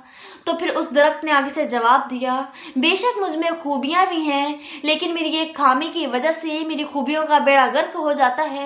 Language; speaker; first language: Urdu; native; Urdu